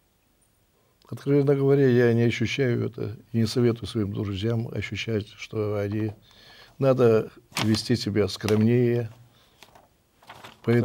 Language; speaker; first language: Russian; native; Russian